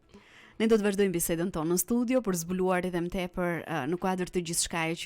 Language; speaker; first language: Albanian; native; Albanian